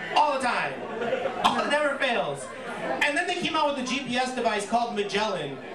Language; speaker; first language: English; native; English